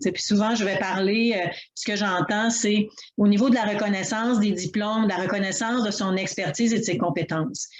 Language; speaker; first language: French; native; French